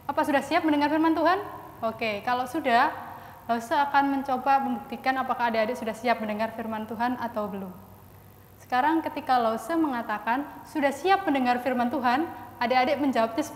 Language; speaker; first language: Indonesian; native; Indonesian